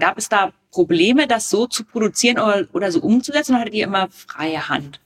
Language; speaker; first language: German; native; German